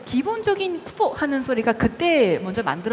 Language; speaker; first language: Korean; native; Korean